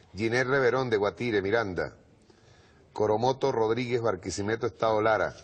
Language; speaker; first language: Spanish; native; Spanish